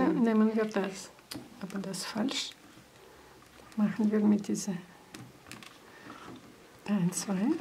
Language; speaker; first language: German; non-native, learner; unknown